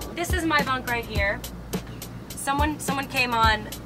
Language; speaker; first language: English; native; English